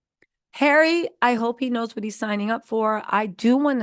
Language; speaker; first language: English; native; English